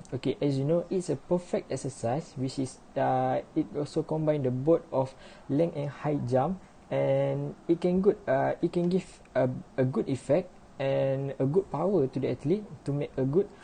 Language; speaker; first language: English; non-native, learner; Malay